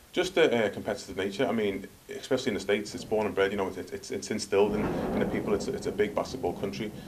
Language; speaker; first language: English; native; English